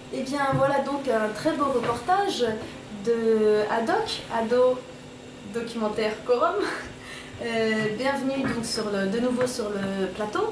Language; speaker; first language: French; native; French